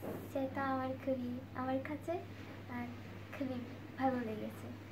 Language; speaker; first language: Bangla; non-native, fluent; Japanese